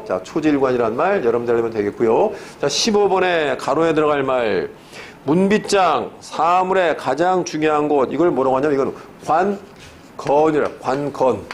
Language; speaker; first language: Korean; native; Korean